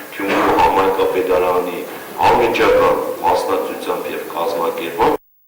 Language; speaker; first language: Armenian; native; Armenian